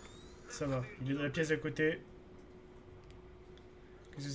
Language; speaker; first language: French; native; French